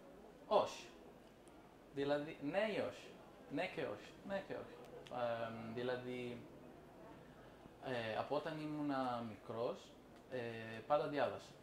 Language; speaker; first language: Greek; non-native, fluent; Italian